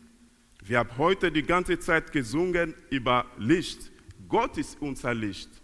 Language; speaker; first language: German; non-native, learner; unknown